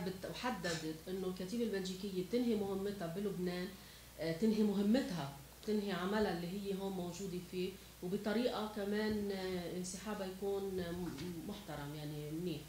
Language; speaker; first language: Arabic; native; Arabic